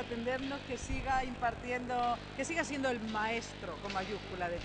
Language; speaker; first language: Spanish; native; Spanish